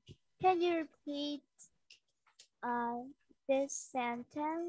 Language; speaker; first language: English; non-native, learner; Vietnamese